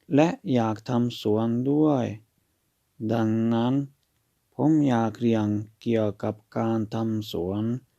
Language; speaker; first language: Thai; non-native, fluent; Hungarian